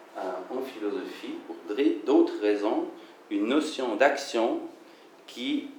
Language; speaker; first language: French; non-native, fluent; German